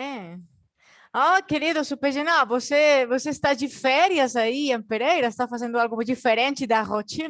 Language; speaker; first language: Portuguese; non-native, fluent; Spanish